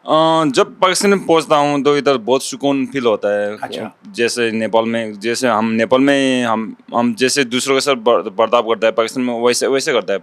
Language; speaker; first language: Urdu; non-native, learner; Sherpa